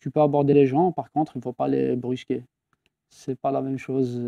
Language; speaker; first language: French; non-native, local second language; Kabyle